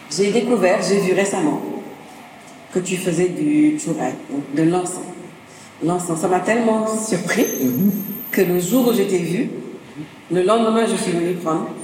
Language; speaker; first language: French; non-native, local second language; Wolof